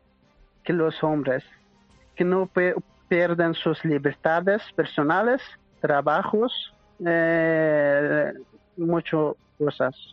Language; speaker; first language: Spanish; non-native, learner; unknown